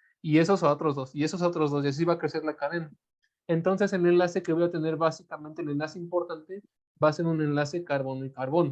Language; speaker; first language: Spanish; native; Spanish